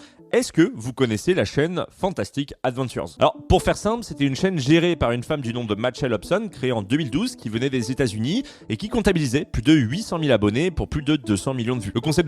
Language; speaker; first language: French; native; French